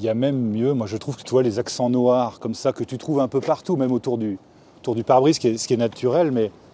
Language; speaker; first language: French; native; French